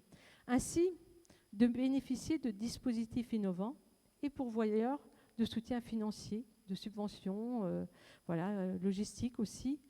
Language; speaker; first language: French; native; French